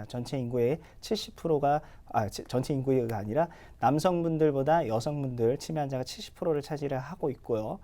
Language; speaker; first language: Korean; native; Korean